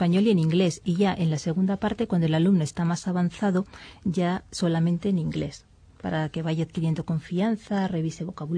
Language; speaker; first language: Spanish; native; Spanish